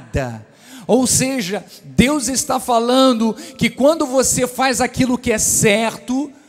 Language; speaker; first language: Portuguese; native; Portuguese